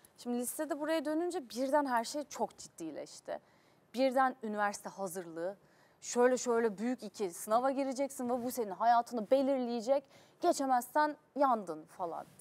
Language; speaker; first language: Turkish; native; Turkish